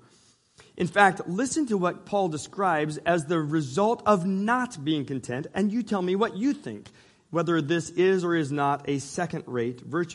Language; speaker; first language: English; native; English